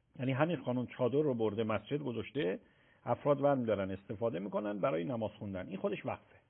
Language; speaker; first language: Persian; native; Persian